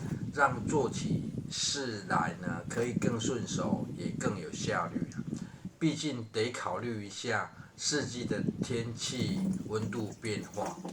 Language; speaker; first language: Chinese; native; Chinese